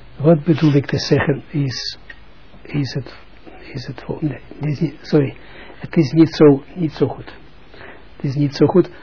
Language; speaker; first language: Dutch; non-native, fluent; Russian